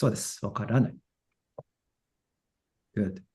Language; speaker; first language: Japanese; non-native, fluent; English